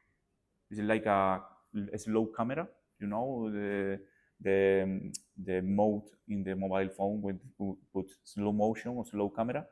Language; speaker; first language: English; non-native, learner; Spanish